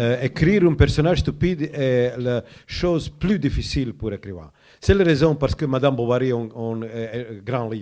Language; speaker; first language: French; non-native, learner; Croatian